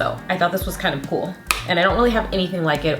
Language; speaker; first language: English; native; English